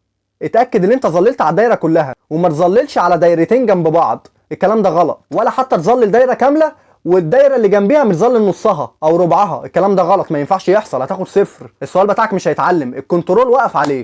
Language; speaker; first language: Arabic; native; Arabic